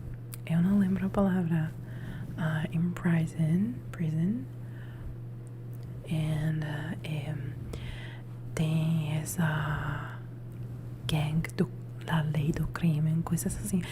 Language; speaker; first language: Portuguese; non-native, learner; Italian